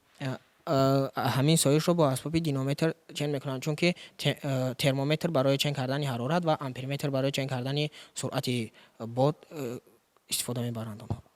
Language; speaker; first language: Tajik; native; Tajik